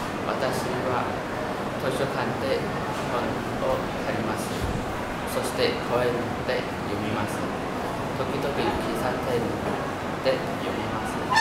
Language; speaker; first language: Japanese; non-native, learner; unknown